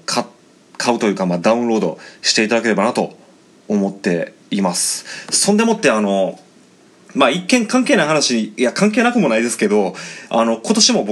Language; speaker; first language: Japanese; native; Japanese